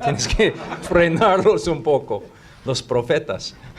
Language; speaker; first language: Spanish; non-native, fluent; English